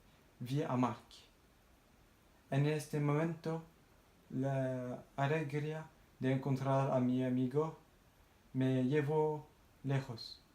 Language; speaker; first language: Spanish; non-native, learner; French